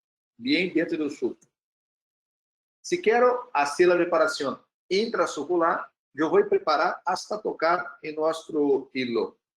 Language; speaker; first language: Spanish; non-native, learner; Portuguese